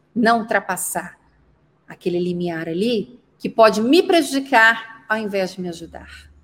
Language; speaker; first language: Portuguese; native; Portuguese